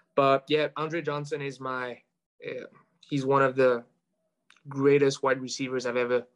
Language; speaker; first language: English; non-native, fluent; French